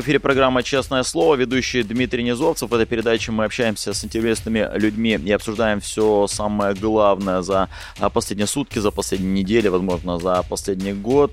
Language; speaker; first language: Russian; native; Russian